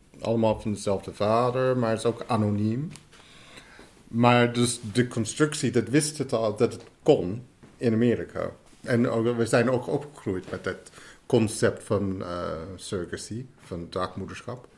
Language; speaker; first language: Dutch; non-native, fluent; English